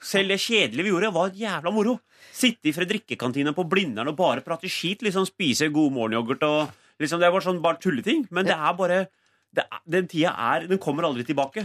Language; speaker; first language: Norwegian; early bilingual, other home language; Urdu